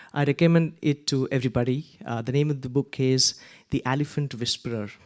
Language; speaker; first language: English; non-native, local second language; Gujarati